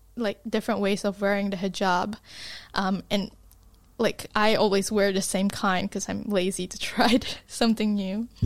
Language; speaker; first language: English; non-native, local second language; Malay